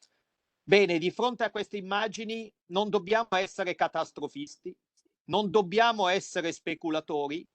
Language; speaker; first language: Italian; native; Italian